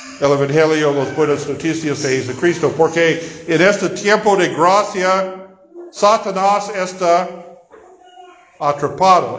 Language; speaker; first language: Spanish; non-native, fluent; English